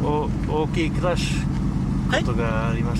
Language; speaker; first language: Japanese; non-native, learner; English